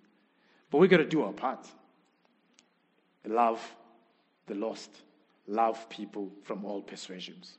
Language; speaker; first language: English; non-native, local second language; Shona